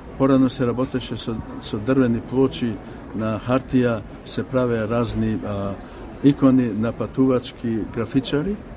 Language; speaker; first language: Macedonian; native; Macedonian